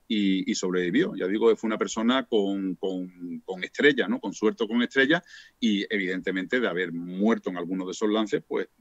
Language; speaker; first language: Spanish; native; Spanish